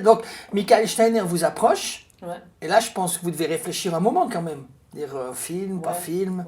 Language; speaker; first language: French; native; French